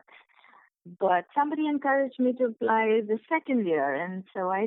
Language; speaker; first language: English; non-native, local second language; Bangla